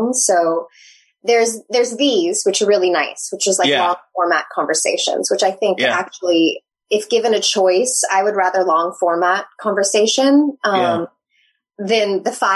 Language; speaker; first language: English; native; English